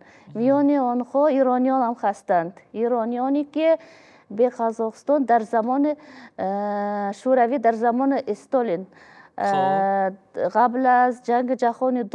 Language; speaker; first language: Persian; non-native, fluent; Kazakh